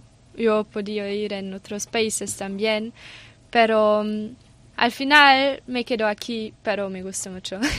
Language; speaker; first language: Spanish; non-native, learner; German